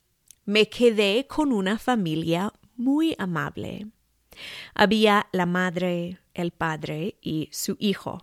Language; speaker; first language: Spanish; non-native, fluent; English